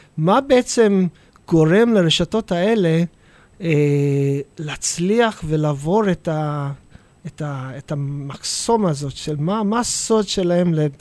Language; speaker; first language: Hebrew; non-native, fluent; English